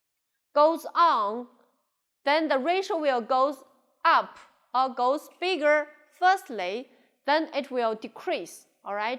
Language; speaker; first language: English; non-native, local second language; Chinese